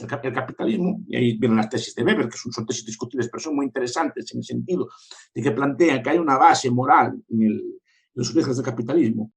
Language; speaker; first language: Spanish; native; Spanish